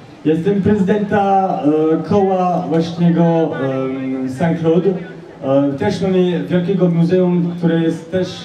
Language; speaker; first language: Polish; non-native, learner; French